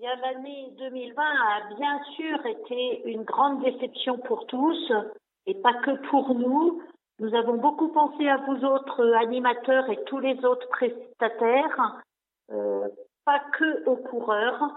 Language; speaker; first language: French; non-native, local second language; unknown